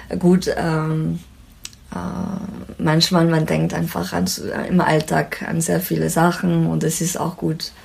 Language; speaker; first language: German; non-native, fluent; French